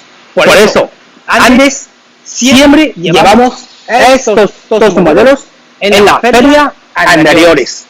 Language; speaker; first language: Spanish; non-native, learner; Chinese